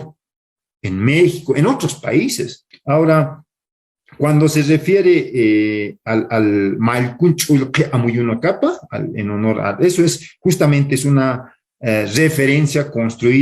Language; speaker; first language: Spanish; non-native, local second language; Aymara